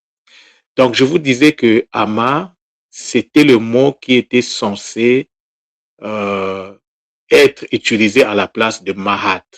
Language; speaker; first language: French; non-native, local second language; Kongo